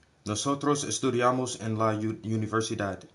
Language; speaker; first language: Spanish; non-native, learner; English